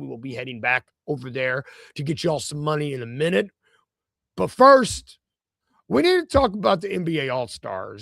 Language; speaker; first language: English; native; English